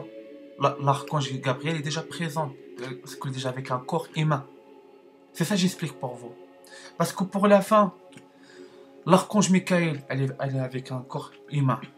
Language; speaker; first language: French; non-native, learner; Arabic